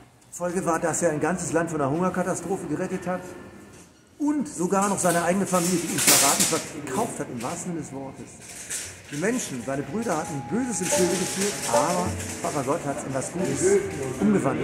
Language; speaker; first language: German; native; German